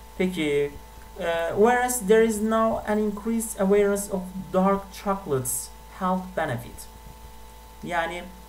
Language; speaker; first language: English; non-native, fluent; Turkish